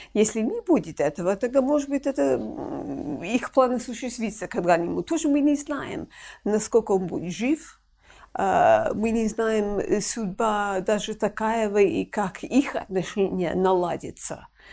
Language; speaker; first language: Russian; non-native, fluent; English